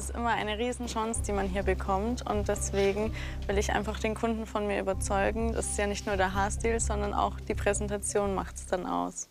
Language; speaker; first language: German; native; German